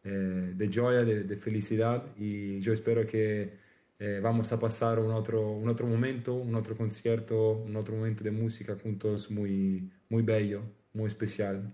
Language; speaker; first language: Spanish; non-native, learner; Italian